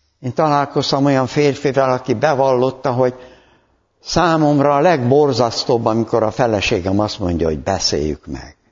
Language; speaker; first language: Hungarian; native; Hungarian